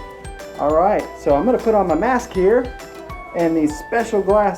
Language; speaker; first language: English; native; English